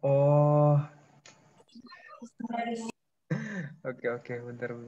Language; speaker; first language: Indonesian; native; Indonesian